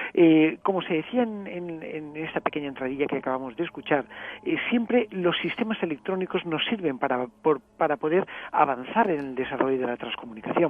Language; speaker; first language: Spanish; native; Spanish